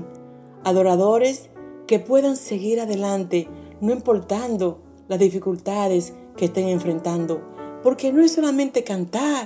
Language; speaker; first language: Spanish; native; Spanish